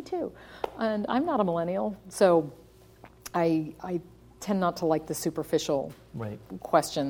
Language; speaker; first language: English; native; English